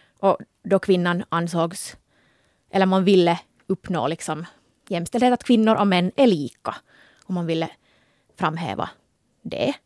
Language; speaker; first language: Swedish; native; Swedish